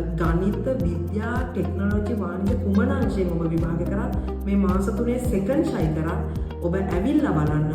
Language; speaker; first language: Sinhala; native; Sinhala